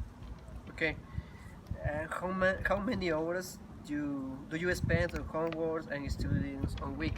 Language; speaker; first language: English; non-native, learner; Spanish